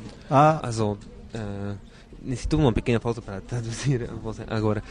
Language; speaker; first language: Portuguese; non-native, fluent; German